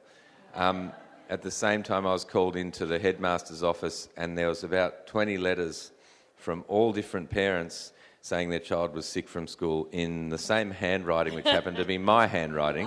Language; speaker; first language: English; native; English